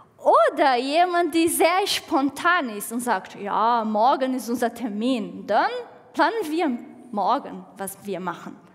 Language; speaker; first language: German; non-native, fluent; Portuguese